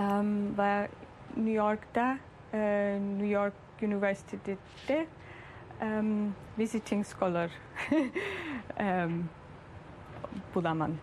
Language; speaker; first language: Turkish; early bilingual, heritage; Turkish